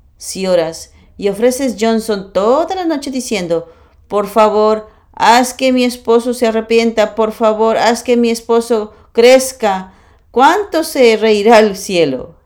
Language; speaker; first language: Spanish; non-native, fluent; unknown